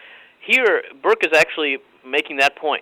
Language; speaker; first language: English; native; English